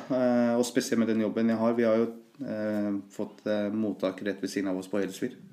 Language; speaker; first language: Norwegian; early bilingual, other home language; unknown